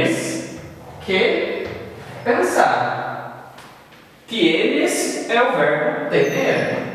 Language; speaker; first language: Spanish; non-native, fluent; Portuguese